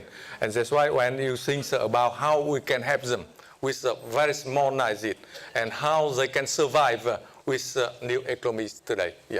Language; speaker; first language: English; non-native, fluent; Vietnamese